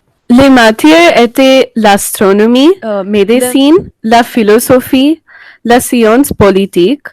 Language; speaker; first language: French; non-native, learner; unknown